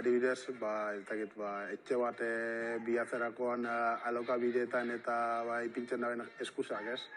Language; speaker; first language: Basque; native; Basque